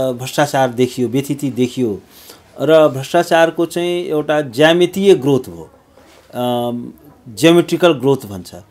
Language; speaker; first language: Nepali; native; Nepali